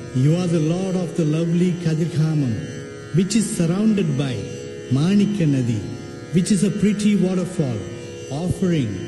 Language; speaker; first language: English; early bilingual, other home language; Tamil